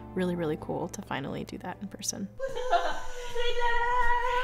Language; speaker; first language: English; native; English